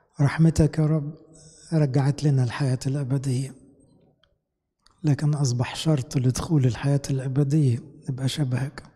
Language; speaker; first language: Arabic; native; Arabic